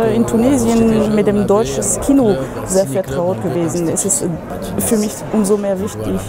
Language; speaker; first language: German; non-native, fluent; Arabic